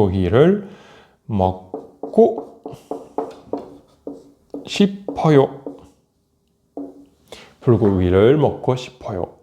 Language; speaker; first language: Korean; non-native, fluent; French